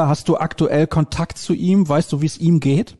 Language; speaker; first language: German; native; German